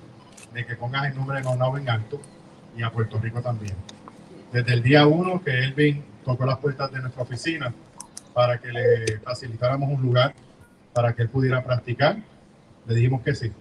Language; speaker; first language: Spanish; native; Spanish